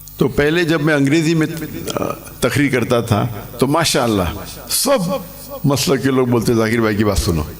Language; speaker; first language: Urdu; non-native, local second language; English